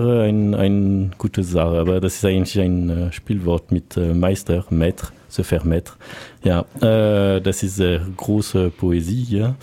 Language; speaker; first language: German; non-native, learner; French